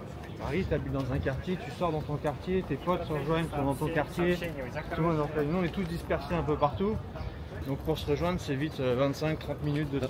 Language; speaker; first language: French; native; French